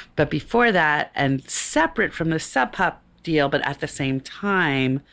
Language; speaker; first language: English; native; English